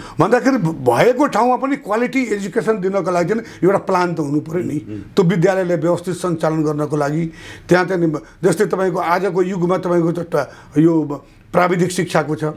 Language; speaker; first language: Nepali; non-native, local second language; Bhojpuri